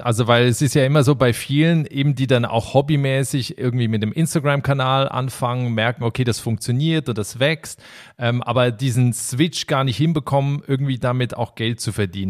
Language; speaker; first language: German; native; German